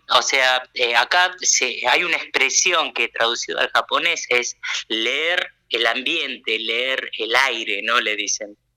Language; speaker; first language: Spanish; early bilingual, other home language; Japanese